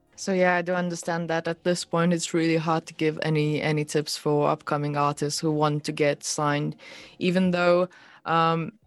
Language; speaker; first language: English; non-native, fluent; Lithuanian